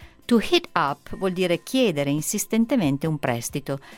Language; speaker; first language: Italian; native; Italian